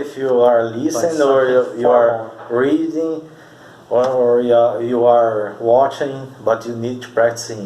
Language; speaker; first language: English; non-native, learner; Portuguese